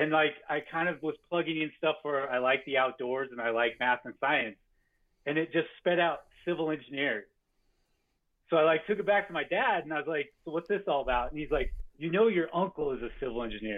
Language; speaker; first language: English; native; English